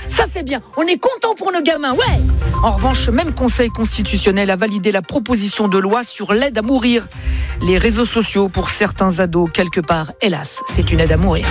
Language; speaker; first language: French; native; French